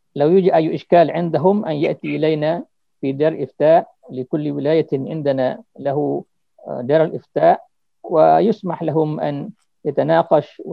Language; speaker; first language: Arabic; non-native, fluent; Malay